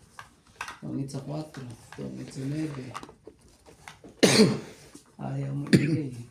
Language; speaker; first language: Filipino; native; Filipino